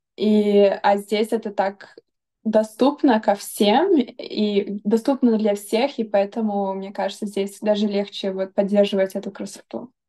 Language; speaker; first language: Russian; early bilingual, heritage; Russian